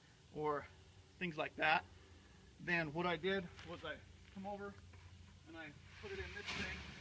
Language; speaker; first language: English; native; English